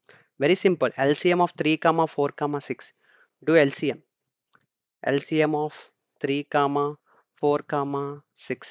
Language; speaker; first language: English; non-native, local second language; Telugu